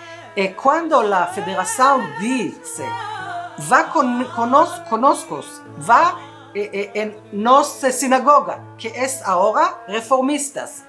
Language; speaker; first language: Portuguese; non-native, learner; Spanish